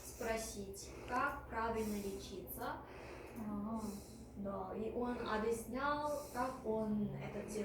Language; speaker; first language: Russian; non-native, fluent; Korean